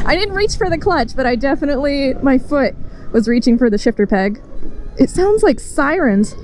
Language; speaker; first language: English; native; English